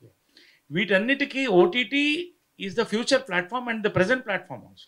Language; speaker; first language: Telugu; native; Telugu